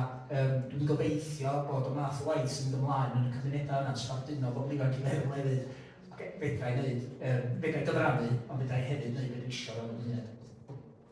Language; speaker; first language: Welsh; native; Welsh